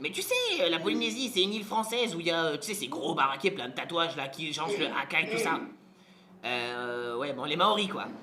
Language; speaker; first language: French; native; French